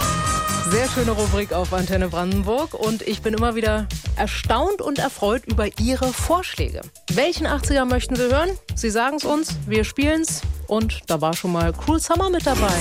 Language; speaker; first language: German; native; German